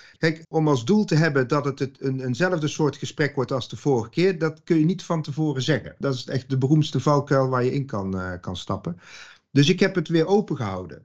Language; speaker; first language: Dutch; native; Dutch